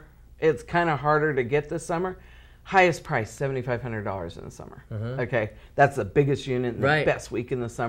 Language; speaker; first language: English; native; English